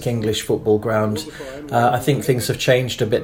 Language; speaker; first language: English; non-native, fluent; German